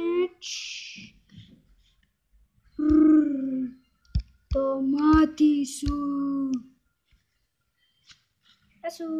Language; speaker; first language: Greek; early bilingual, heritage; Greek